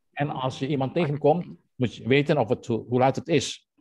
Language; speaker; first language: Dutch; non-native, fluent; Indonesian